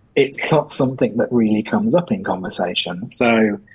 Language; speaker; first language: English; native; English